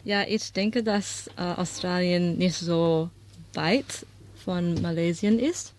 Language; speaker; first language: German; non-native, learner; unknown